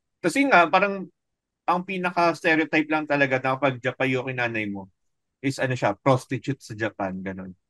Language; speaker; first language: Filipino; native; Filipino